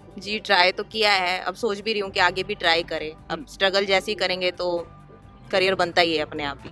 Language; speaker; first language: Hindi; non-native, local second language; Malayalam